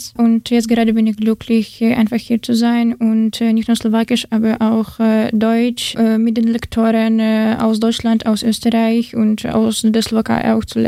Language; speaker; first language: German; non-native, fluent; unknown